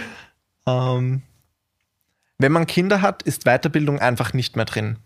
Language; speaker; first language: German; native; German